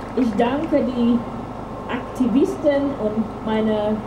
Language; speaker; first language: German; non-native, learner; English